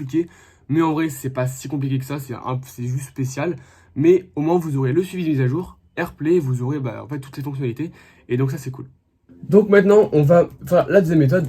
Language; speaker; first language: French; native; French